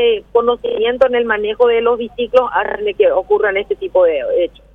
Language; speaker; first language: Spanish; native; Spanish